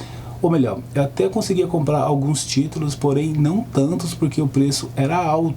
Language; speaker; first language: Portuguese; native; Portuguese